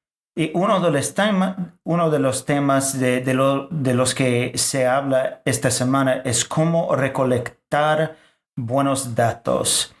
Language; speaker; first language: Spanish; non-native, fluent; English